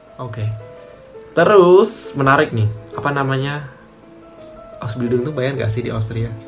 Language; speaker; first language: Indonesian; native; Indonesian